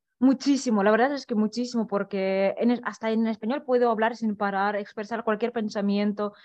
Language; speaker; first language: Spanish; non-native, fluent; Russian